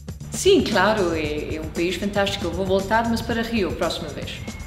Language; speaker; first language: Portuguese; non-native, fluent; English